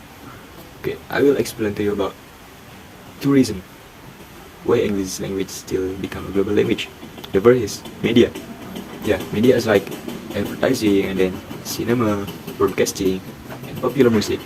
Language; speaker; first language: English; non-native, learner; Indonesian